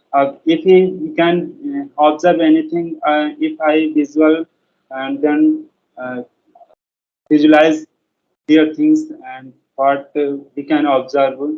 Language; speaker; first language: English; non-native, learner; Hindi